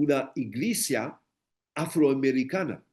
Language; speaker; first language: Spanish; non-native, fluent; English